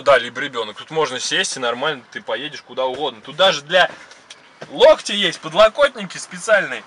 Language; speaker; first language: Russian; native; Russian